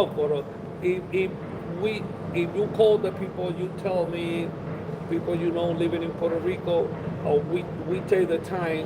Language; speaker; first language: English; non-native, learner; Spanish